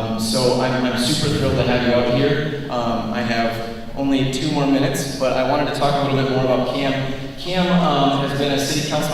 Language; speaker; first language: English; native; English